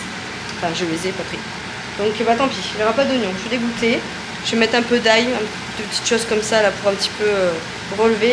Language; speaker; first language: French; native; French